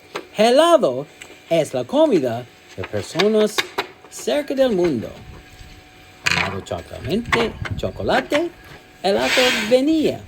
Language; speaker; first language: Spanish; non-native, learner; English